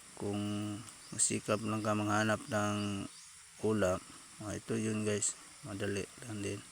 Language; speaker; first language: Filipino; non-native, local second language; Cebuano